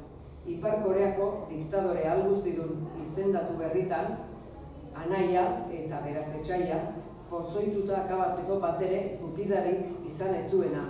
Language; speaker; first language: Basque; native; Basque